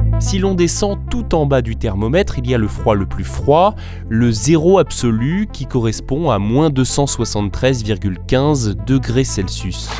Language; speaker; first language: French; native; French